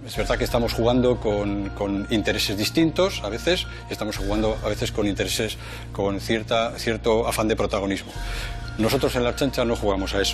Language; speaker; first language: Spanish; native; Spanish